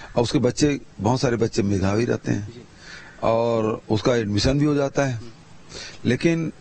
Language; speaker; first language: Hindi; native; Hindi